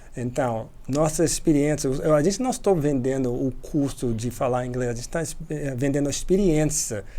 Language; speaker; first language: Portuguese; non-native, fluent; English